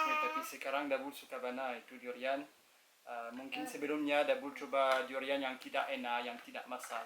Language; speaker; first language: Indonesian; non-native, learner; French